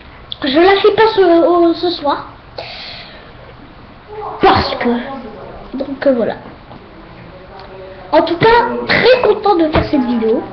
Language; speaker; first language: French; native; French